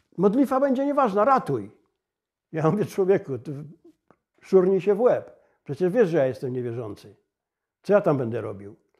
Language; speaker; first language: Polish; native; Polish